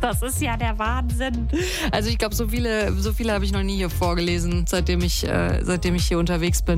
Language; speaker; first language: German; native; German